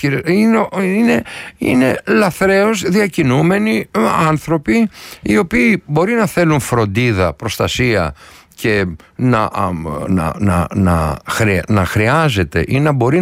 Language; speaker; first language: Greek; native; Greek